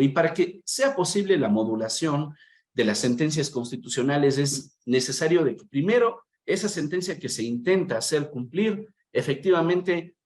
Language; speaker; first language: Spanish; native; Spanish